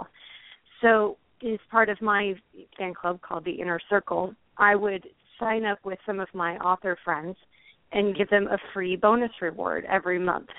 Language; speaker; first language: English; native; English